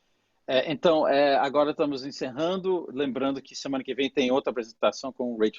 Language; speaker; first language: Portuguese; native; Portuguese